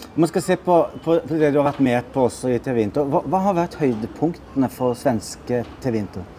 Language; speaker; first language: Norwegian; native; Norwegian